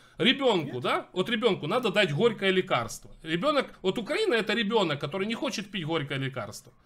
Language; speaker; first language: Russian; native; Russian